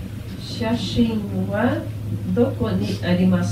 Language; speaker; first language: Japanese; non-native, learner; Portuguese